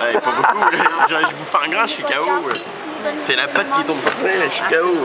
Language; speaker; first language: French; native; French